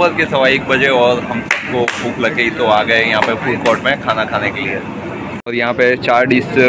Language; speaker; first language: Hindi; non-native, local second language; Gujarati